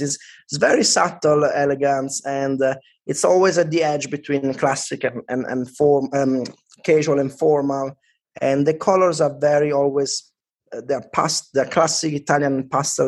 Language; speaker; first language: English; non-native, fluent; Italian